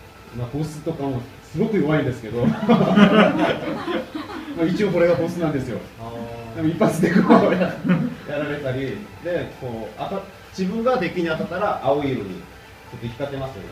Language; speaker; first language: Japanese; non-native, fluent; Korean